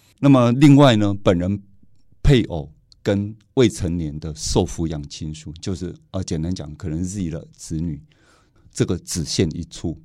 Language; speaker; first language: Chinese; native; Chinese